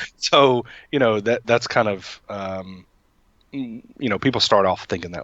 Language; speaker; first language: English; native; English